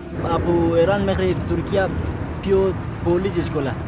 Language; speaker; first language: Greek; non-native, learner; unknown